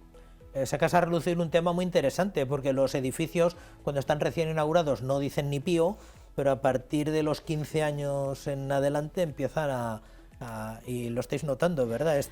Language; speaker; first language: Spanish; native; Spanish